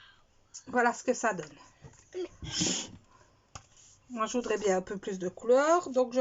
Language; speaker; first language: French; native; French